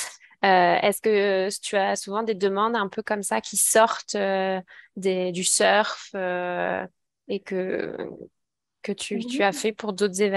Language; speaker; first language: French; native; French